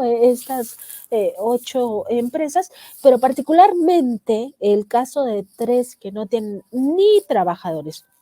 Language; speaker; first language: Spanish; native; Spanish